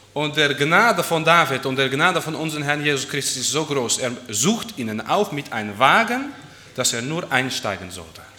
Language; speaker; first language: German; non-native, fluent; Dutch